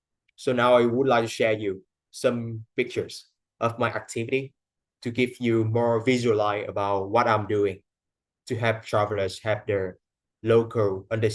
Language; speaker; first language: English; non-native, fluent; Vietnamese